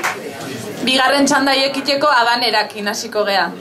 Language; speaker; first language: Basque; native; Basque